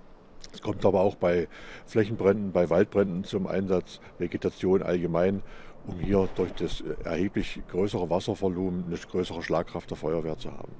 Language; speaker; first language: German; native; German